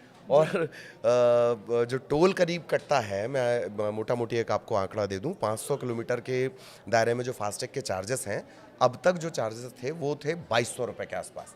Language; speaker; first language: Hindi; native; Hindi